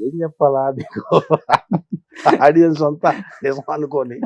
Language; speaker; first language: Telugu; native; Telugu